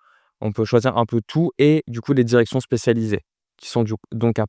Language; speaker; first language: French; native; French